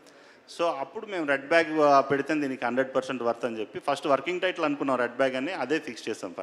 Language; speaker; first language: Telugu; native; Telugu